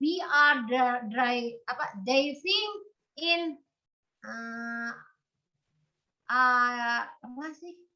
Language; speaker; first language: English; non-native, learner; Indonesian